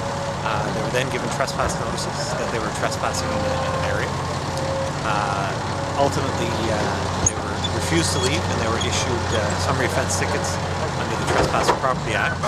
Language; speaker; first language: English; native; English